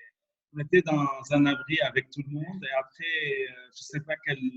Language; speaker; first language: French; non-native, local second language; Arabic